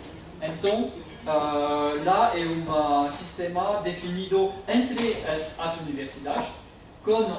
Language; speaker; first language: Portuguese; non-native, fluent; French